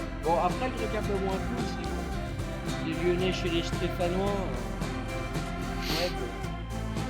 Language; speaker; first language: French; native; French